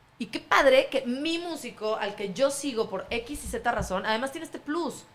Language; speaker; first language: Spanish; native; Spanish